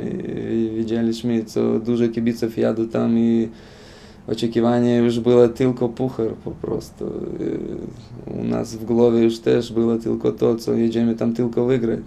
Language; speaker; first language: Polish; non-native, fluent; Lithuanian